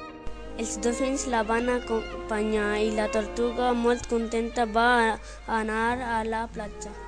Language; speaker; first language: Catalan; non-native, learner; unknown